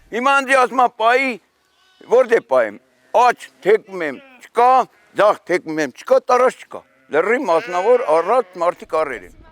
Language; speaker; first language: Armenian; native; Armenian